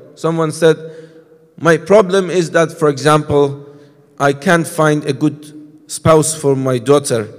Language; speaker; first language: English; non-native, fluent; Persian